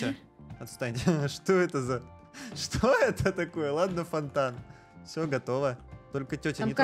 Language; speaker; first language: Russian; native; Russian